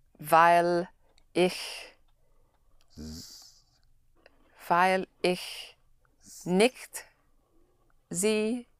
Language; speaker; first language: German; non-native, learner; English